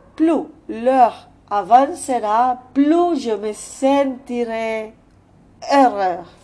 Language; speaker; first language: French; non-native, fluent; Spanish